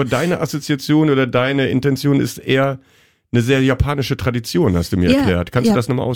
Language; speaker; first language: German; native; German